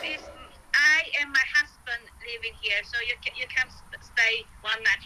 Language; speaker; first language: English; non-native, learner; Swedish